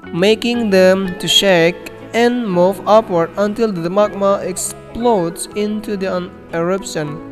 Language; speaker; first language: English; non-native, fluent; Indonesian